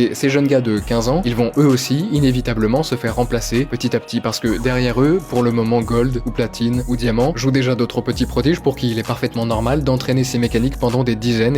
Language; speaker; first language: French; native; French